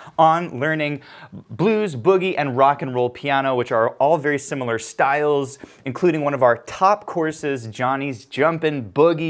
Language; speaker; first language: English; native; English